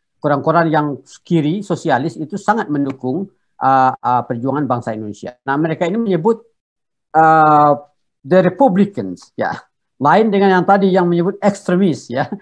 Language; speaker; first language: Indonesian; non-native, local second language; Minangkabau